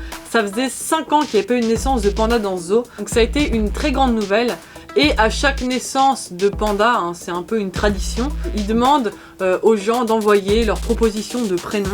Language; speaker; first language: French; native; French